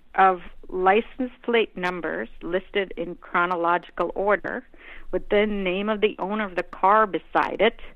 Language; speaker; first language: English; non-native, local second language; Hindi